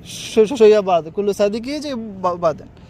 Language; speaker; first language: Arabic; non-native, learner; Bangla